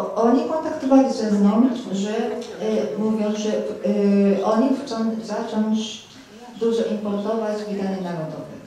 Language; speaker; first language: Polish; non-native, fluent; Japanese